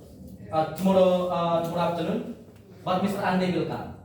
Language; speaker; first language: English; non-native, fluent; Indonesian